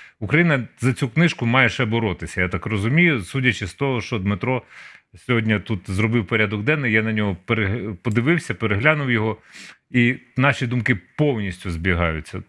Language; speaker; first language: Ukrainian; native; Ukrainian